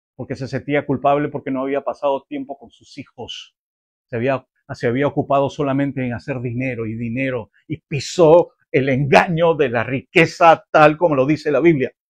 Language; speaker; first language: Spanish; native; Spanish